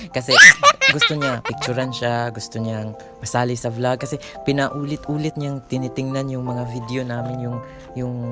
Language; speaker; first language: Filipino; non-native, local second language; Cebuano